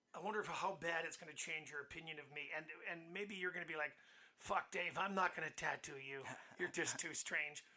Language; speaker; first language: English; native; English